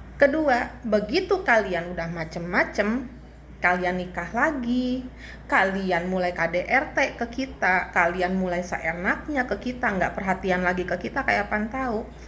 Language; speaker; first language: Indonesian; native; Indonesian